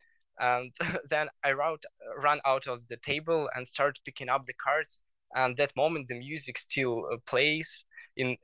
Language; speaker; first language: English; non-native, learner; Russian